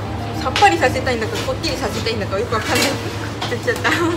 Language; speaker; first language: Japanese; native; Japanese